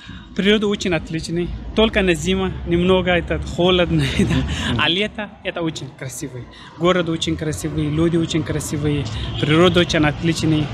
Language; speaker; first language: Russian; non-native, learner; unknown